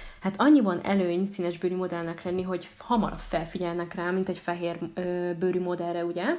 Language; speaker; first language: Hungarian; early bilingual, other home language; Arabic